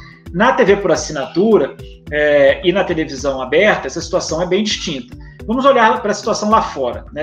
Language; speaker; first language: Portuguese; native; Portuguese